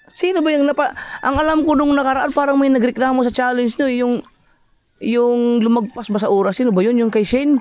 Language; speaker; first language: Filipino; non-native, local second language; Cebuano